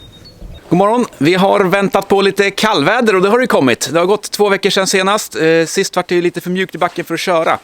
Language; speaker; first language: Swedish; native; Swedish